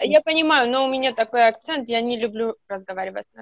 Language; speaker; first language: Russian; non-native, fluent; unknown